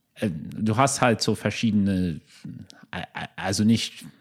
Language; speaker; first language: German; non-native, fluent; English